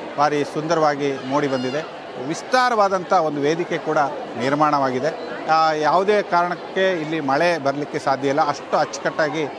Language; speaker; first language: Kannada; non-native, local second language; Kodava